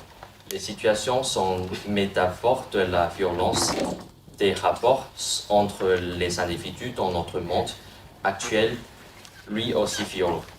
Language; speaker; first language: French; non-native, learner; Indonesian